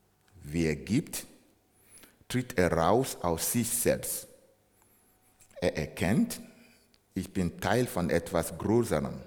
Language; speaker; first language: German; non-native, fluent; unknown